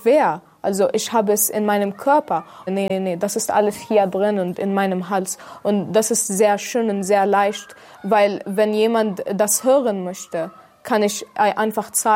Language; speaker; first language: German; non-native, fluent; Arabic